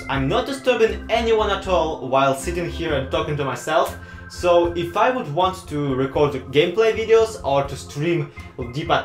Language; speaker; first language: English; non-native, fluent; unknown